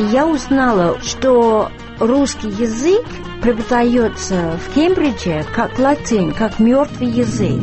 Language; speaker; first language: Russian; non-native, fluent; English